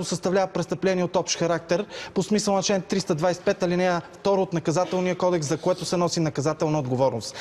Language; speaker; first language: Bulgarian; native; Bulgarian